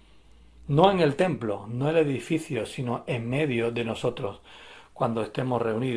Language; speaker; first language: Spanish; native; Spanish